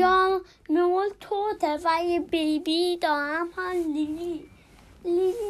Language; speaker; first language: Persian; early bilingual, heritage; Persian